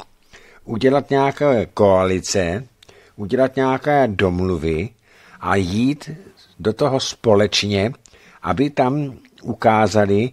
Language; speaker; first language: Czech; native; Czech